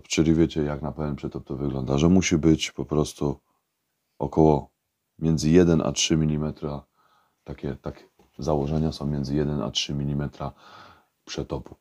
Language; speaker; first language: Polish; native; Polish